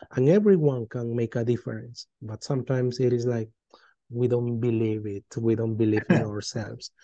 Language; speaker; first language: English; non-native, fluent; Spanish